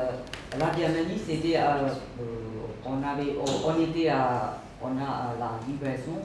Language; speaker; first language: French; non-native, learner; Burmese